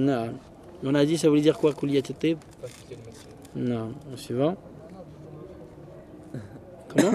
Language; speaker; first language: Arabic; early bilingual, heritage; Arabic